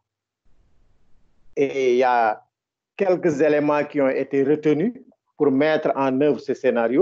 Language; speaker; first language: French; non-native, local second language; Wolof